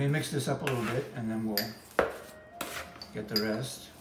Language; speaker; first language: English; native; English